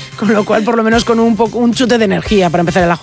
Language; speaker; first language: Spanish; native; Spanish